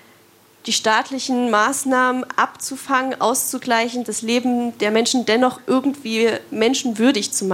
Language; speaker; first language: German; native; German